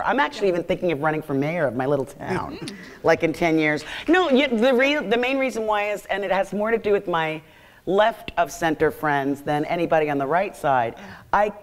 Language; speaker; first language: English; native; English